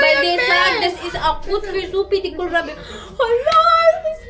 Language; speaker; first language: German; non-native, learner; Filipino